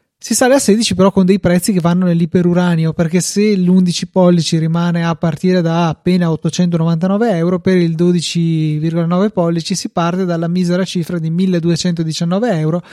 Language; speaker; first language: Italian; native; Italian